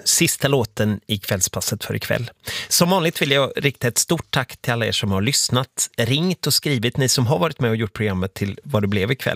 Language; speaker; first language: Swedish; native; Swedish